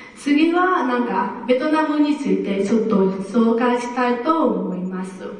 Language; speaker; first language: Japanese; non-native, fluent; Vietnamese